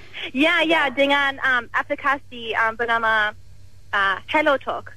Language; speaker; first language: Indonesian; non-native, learner; English